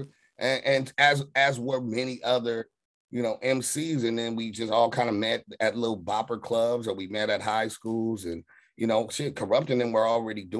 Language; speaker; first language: English; native; English